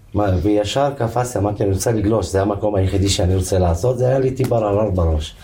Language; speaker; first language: Hebrew; non-native, local second language; Arabic